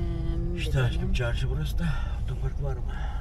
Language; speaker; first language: Turkish; native; Turkish